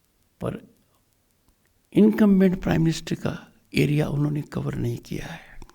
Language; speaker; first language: Hindi; native; Hindi